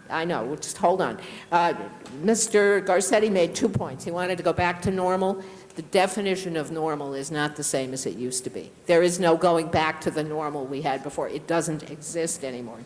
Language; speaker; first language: English; native; English